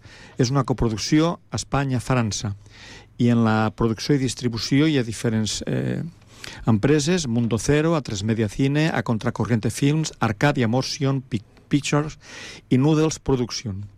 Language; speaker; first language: Catalan; native; Catalan